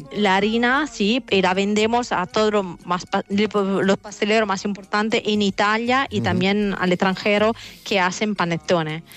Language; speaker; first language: Spanish; non-native, fluent; Italian